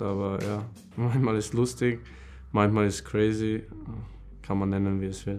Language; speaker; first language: German; non-native, fluent; Hungarian